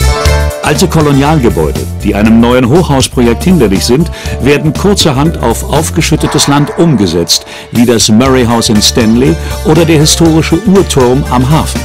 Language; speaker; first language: German; native; German